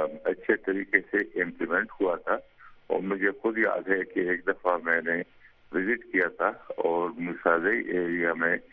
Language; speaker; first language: Urdu; native; Urdu